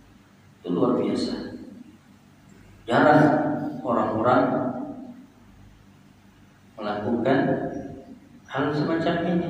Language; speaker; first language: Indonesian; native; Indonesian